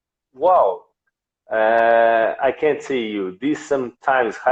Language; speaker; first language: English; non-native, learner; Portuguese